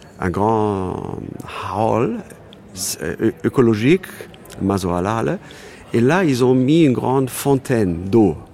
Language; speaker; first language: French; non-native, fluent; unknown